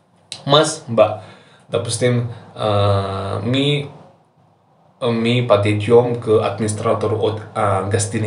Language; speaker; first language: Russian; non-native, learner; Javanese